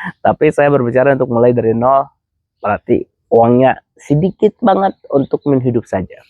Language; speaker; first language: Indonesian; non-native, fluent; Arabic